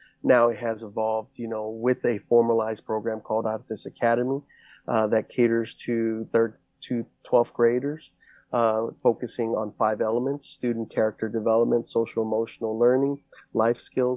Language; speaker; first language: English; native; English